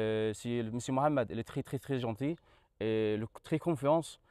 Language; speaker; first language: French; non-native, learner; Arabic